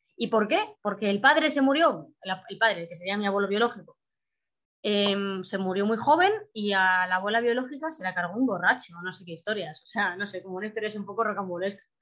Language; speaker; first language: Spanish; native; Spanish